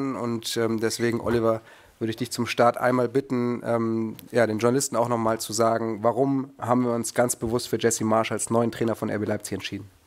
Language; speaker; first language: German; native; German